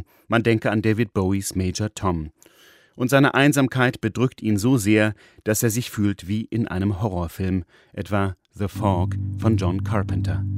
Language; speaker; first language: German; native; German